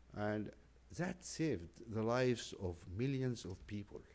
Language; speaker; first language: English; non-native, fluent; Arabic